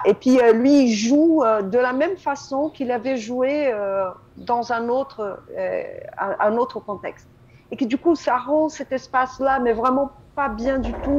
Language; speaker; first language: French; non-native, fluent; Portuguese